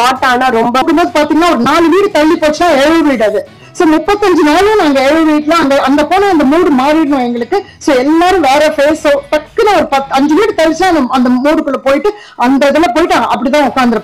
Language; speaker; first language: Tamil; non-native, learner; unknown